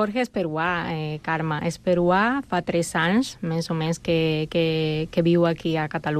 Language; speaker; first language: Catalan; non-native, fluent; Spanish